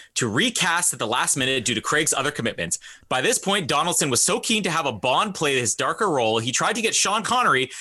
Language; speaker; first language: English; native; English